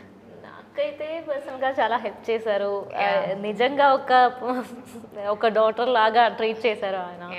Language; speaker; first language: Telugu; non-native, learner; Malayalam